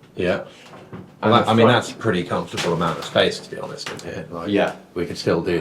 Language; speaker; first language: English; native; English